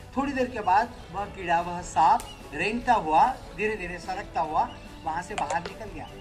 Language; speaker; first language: Hindi; native; Hindi